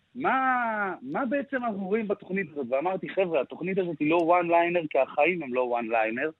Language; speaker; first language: Hebrew; native; Hebrew